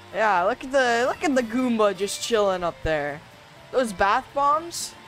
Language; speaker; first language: English; native; English